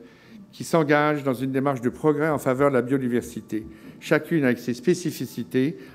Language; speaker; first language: French; native; French